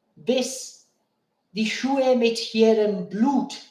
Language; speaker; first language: German; non-native, learner; Bangla